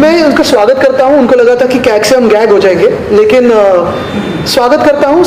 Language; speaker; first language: Hindi; non-native, local second language; Marathi